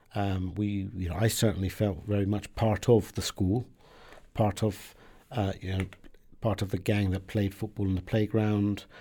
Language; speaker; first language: English; early bilingual, other home language; Persian